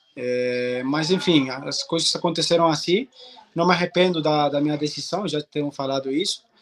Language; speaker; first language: Portuguese; non-native, fluent; Spanish